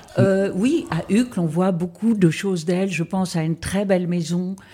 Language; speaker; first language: French; native; French